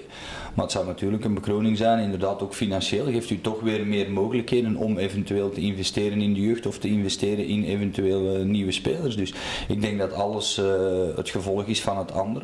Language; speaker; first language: Dutch; native; Dutch